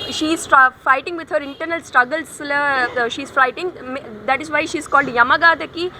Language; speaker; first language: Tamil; non-native, learner; Telugu